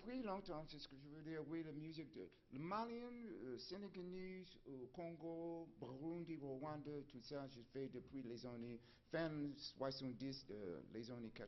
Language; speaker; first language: French; non-native, fluent; English